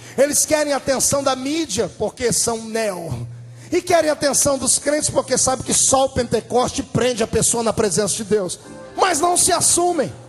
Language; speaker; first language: Portuguese; native; Portuguese